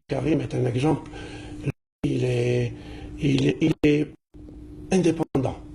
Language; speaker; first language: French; non-native, local second language; Arabic